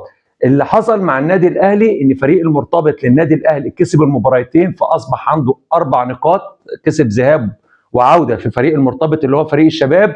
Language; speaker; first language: Arabic; native; Arabic